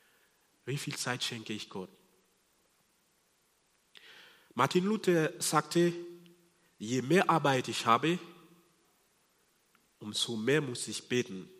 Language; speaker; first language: German; non-native, fluent; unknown